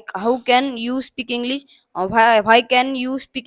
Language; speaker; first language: English; non-native, learner; Marathi